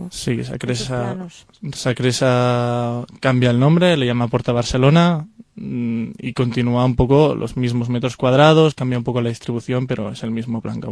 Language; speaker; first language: Spanish; native; Spanish